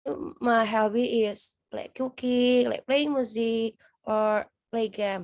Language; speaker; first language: English; non-native, learner; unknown